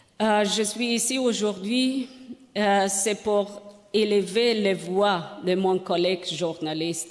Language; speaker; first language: French; non-native, learner; Persian